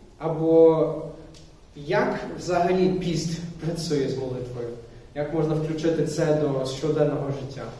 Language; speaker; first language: Ukrainian; non-native, fluent; English